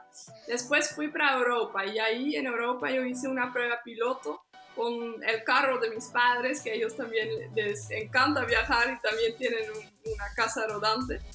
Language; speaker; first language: Spanish; non-native, fluent; Dutch